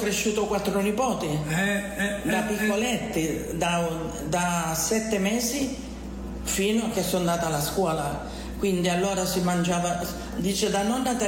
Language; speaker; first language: Italian; native; Italian